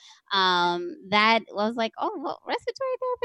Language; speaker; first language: English; native; English